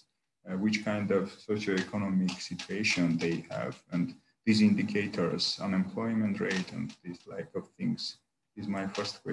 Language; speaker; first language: English; non-native, learner; Armenian